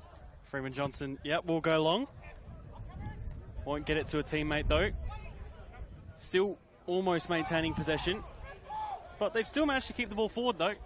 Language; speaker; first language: English; native; English